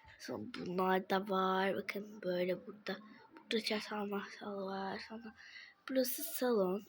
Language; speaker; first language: Turkish; non-native, learner; Azerbaijani